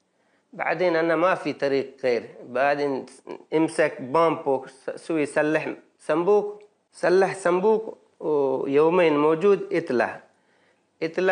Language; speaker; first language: Arabic; non-native, learner; Baluchi